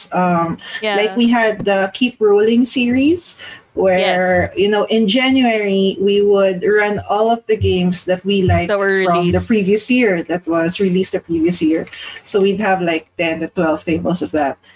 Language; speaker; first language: English; non-native, local second language; Filipino